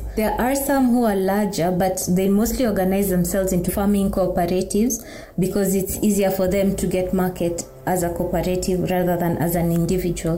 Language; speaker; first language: English; non-native, local second language; Kikuyu